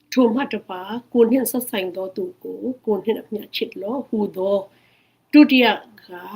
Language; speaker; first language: Burmese; non-native, local second language; Hakha Chin